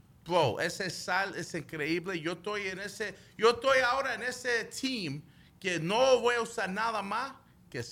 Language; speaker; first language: Spanish; early bilingual, heritage; Spanish